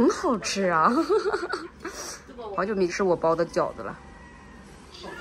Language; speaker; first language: Chinese; native; Chinese